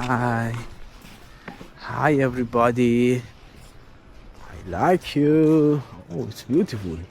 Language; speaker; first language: English; non-native, learner; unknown